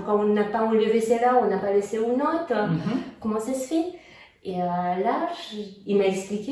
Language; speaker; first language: French; non-native, fluent; Romanian